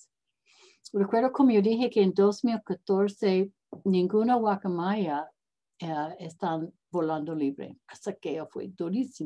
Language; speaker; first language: Spanish; non-native, learner; English